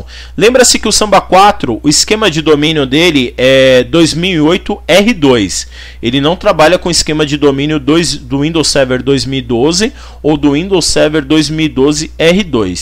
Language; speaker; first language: Portuguese; native; Portuguese